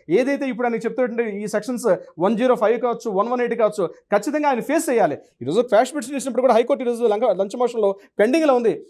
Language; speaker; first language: Telugu; native; Telugu